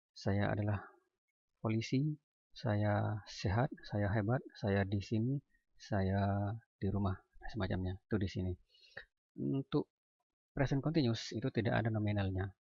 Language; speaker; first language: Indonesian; native; Indonesian